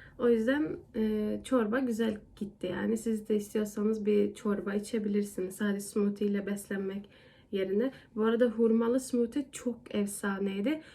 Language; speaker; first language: Turkish; early bilingual, heritage; Turkish